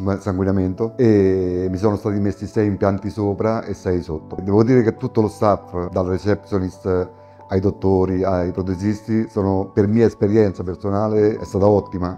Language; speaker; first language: Italian; native; Italian